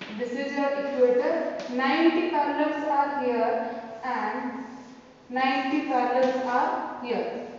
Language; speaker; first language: English; non-native, local second language; Hindi